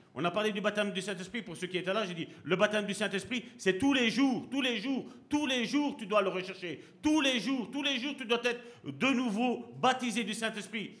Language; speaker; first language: French; native; French